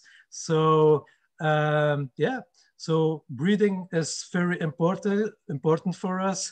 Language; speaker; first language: English; non-native, fluent; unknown